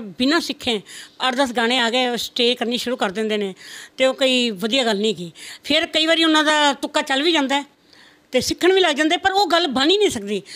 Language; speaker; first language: Punjabi; non-native, local second language; Rajasthani